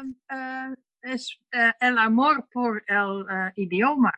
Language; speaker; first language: Spanish; non-native, learner; Dutch